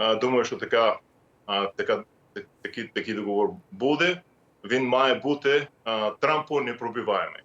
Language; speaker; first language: Ukrainian; non-native, fluent; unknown